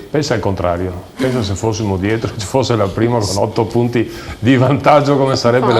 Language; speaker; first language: Italian; native; Italian